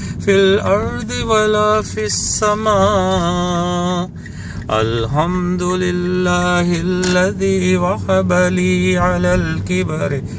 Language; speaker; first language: Urdu; native; Urdu